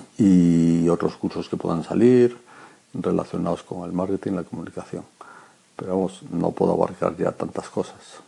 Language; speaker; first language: Spanish; native; Spanish